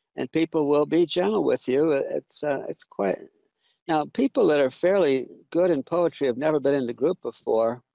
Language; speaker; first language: English; native; English